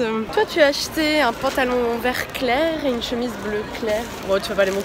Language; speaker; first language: French; native; French